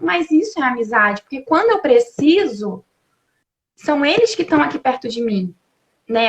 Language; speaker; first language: Portuguese; native; Portuguese